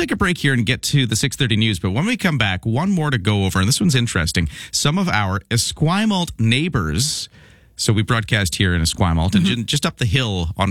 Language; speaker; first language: English; native; English